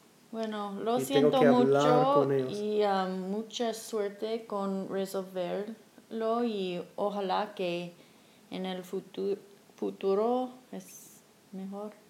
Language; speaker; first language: Spanish; non-native, learner; English